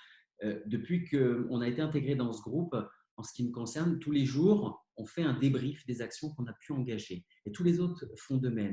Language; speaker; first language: French; native; French